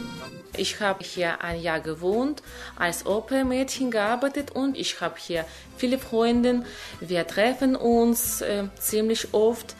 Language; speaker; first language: German; non-native, learner; Ukrainian